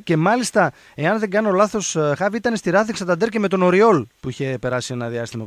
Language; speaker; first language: Greek; native; Greek